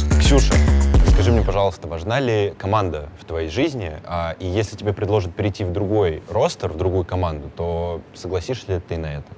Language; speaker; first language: Russian; native; Russian